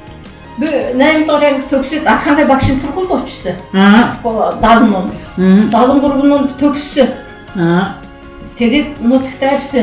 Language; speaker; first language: Mongolian; non-native, local second language; Kazakh